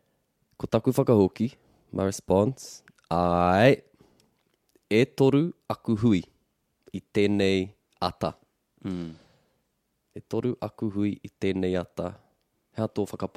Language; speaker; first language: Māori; non-native, local second language; English